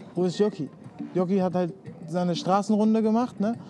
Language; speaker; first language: German; early bilingual, other home language; Spanish